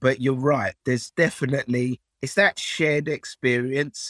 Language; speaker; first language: English; early bilingual, other home language; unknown